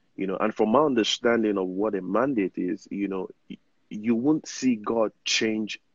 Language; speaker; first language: English; non-native, local second language; Yoruba